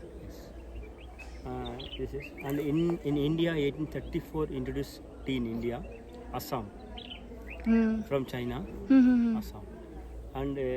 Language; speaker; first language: English; non-native, learner; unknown